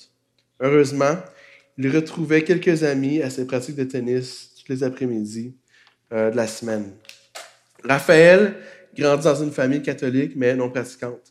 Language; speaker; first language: French; native; French